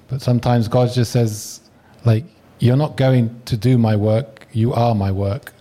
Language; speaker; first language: English; native; English